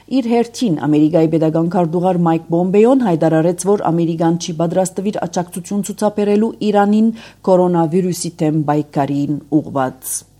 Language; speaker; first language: Armenian; native; Armenian